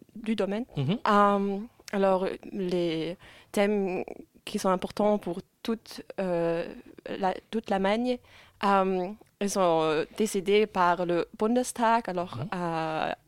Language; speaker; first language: French; non-native, fluent; German